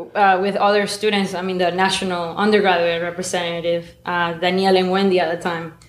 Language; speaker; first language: English; non-native, fluent; Spanish